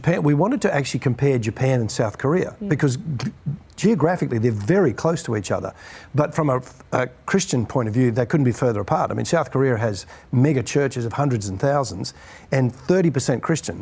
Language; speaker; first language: English; native; English